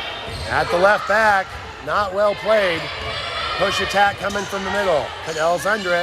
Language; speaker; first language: English; native; English